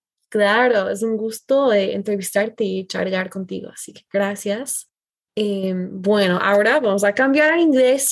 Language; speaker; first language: Spanish; non-native, fluent; English